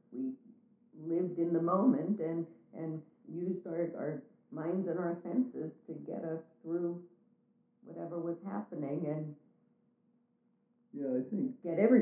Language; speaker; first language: English; native; English